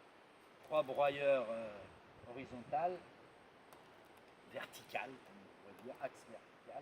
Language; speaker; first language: French; native; French